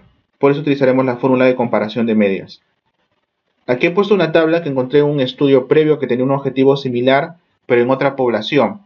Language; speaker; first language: Spanish; native; Spanish